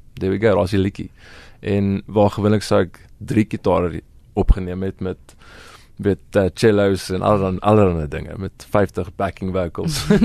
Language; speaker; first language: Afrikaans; native; Afrikaans